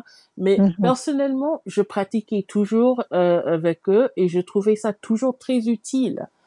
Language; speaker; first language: French; non-native, fluent; English